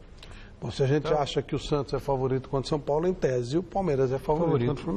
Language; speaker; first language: Portuguese; native; Portuguese